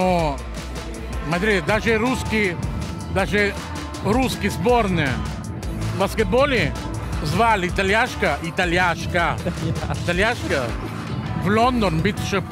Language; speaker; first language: Russian; non-native, learner; Italian